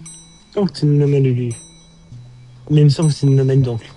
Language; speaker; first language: French; native; French